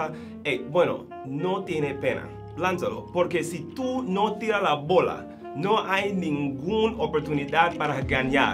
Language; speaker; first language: Spanish; non-native, learner; English